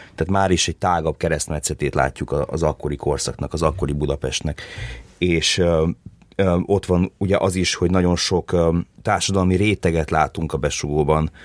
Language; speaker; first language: Hungarian; early bilingual, heritage; Hungarian